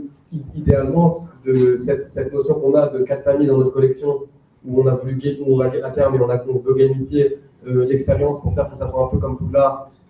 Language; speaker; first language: French; native; French